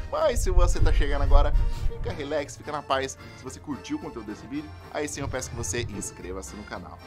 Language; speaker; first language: Portuguese; native; Portuguese